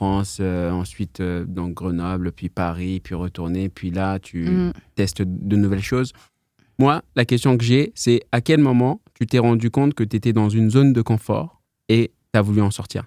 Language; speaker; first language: French; native; French